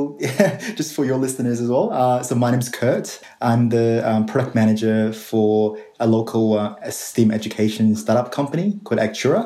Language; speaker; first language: English; non-native, fluent; Chinese